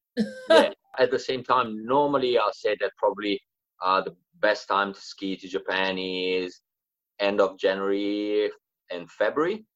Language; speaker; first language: English; non-native, fluent; Italian